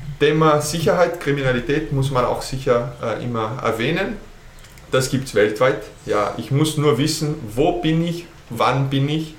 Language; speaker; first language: German; early bilingual, heritage; German